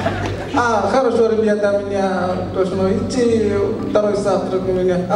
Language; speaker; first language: Russian; non-native, learner; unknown